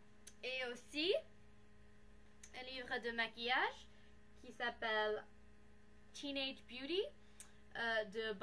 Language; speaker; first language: French; non-native, learner; English